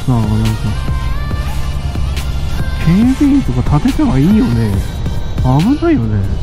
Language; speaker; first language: Japanese; native; Japanese